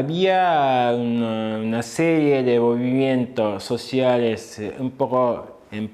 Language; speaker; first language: Spanish; non-native, fluent; Japanese